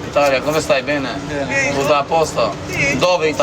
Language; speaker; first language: Italian; non-native, learner; Albanian